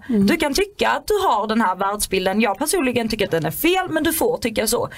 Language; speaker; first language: Swedish; native; Swedish